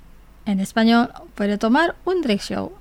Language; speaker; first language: Spanish; non-native, fluent; Indonesian